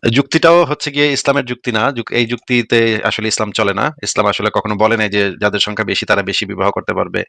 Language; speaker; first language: Bangla; native; Bangla